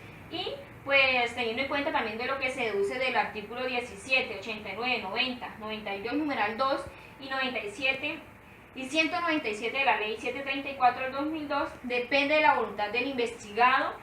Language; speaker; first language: Spanish; native; Spanish